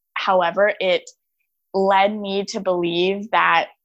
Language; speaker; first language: English; native; English